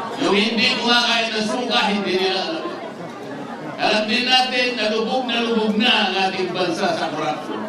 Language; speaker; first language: Filipino; native; Filipino